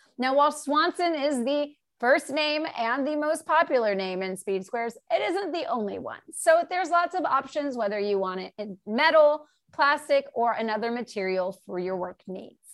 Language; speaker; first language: English; native; English